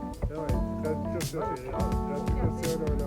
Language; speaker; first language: French; native; French